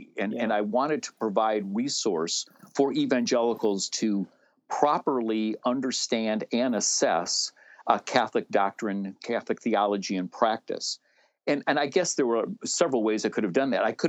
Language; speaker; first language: English; native; English